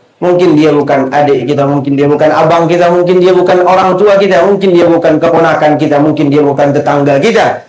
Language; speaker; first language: Malay; non-native, local second language; Achinese